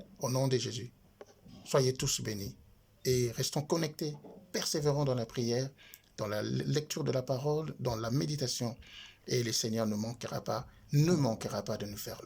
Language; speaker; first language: French; non-native, local second language; Lingala